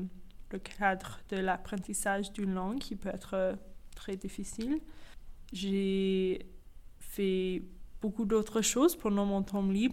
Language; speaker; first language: French; non-native, fluent; English